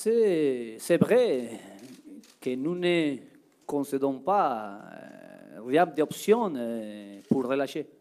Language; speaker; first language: French; non-native, learner; Spanish